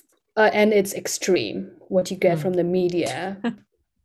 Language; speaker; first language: English; non-native, local second language; Nepali